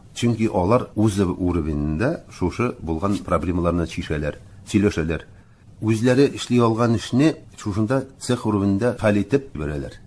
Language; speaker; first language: Tatar; native; Tatar